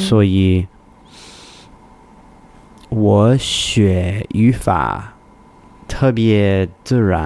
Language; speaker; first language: Chinese; non-native, learner; English